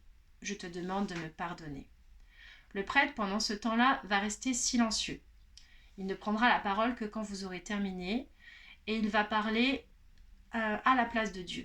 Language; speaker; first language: French; native; French